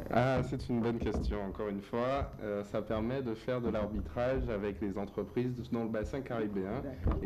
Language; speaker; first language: French; native; French